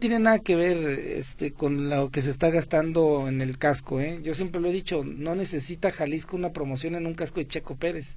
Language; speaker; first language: Spanish; native; Spanish